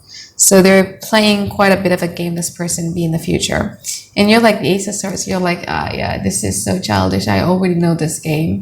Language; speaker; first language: English; non-native, fluent; Indonesian